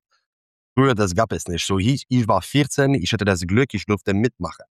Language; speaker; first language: German; non-native, fluent; English